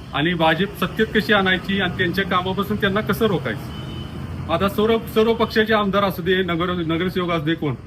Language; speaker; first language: Marathi; native; Marathi